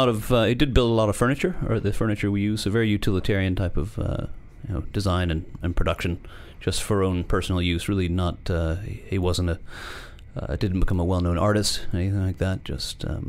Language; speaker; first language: English; native; English